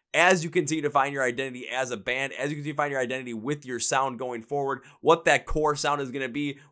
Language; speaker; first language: English; native; English